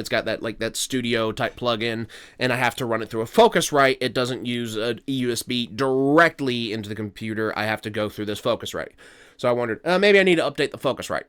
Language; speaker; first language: English; native; English